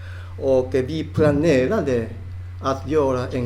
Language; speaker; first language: Swedish; non-native, fluent; Japanese